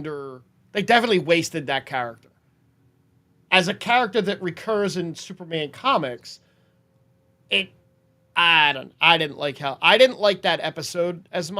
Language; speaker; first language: English; native; English